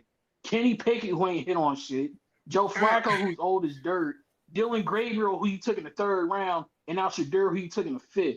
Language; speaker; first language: English; native; English